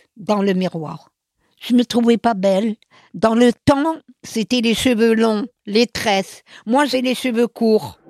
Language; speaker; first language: French; non-native, local second language; Arabic